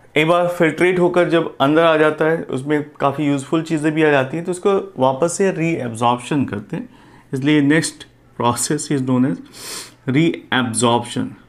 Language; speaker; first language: Hindi; non-native, local second language; Gujarati